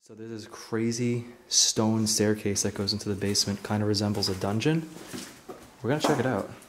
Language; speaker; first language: English; native; English